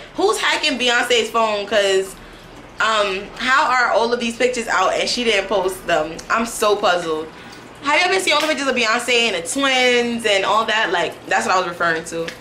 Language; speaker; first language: English; native; English